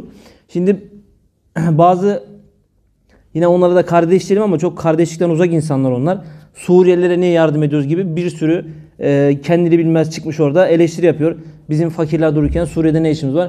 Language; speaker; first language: Turkish; native; Turkish